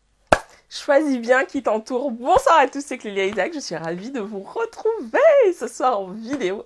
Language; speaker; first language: French; native; French